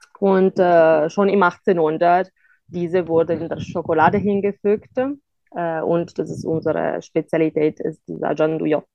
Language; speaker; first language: German; non-native, fluent; Italian